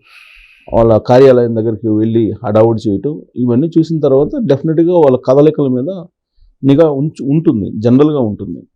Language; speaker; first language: Telugu; native; Telugu